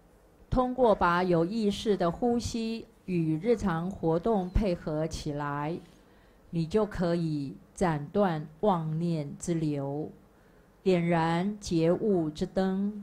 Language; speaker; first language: Chinese; native; Chinese